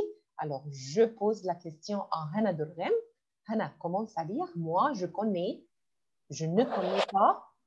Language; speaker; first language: French; non-native, fluent; Arabic